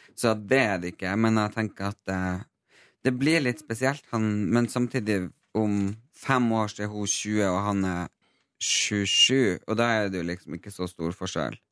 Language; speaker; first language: Norwegian; native; Norwegian